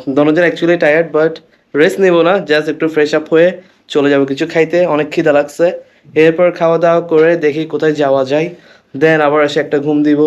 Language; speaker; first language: Bangla; early bilingual, heritage; Bangla